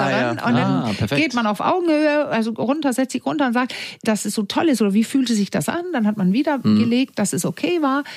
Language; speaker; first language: German; non-native, fluent; Danish